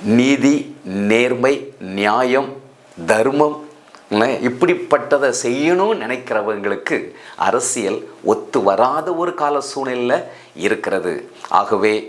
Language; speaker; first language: Tamil; native; Tamil